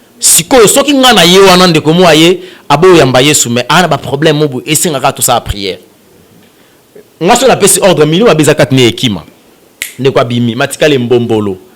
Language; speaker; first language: Lingala; native; Lingala